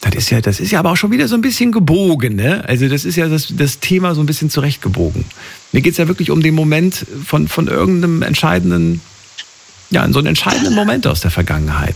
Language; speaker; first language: German; native; German